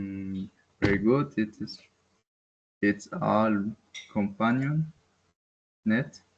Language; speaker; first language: English; non-native, learner; Spanish